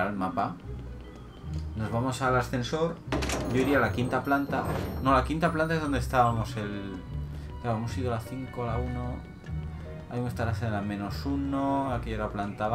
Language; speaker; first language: Spanish; native; Spanish